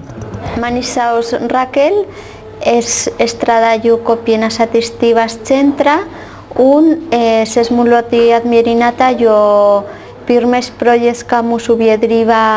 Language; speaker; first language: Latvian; non-native, learner; Catalan